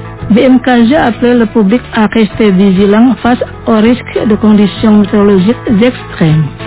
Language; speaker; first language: French; non-native, fluent; Indonesian